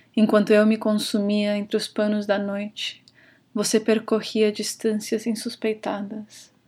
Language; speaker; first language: Portuguese; non-native, fluent; English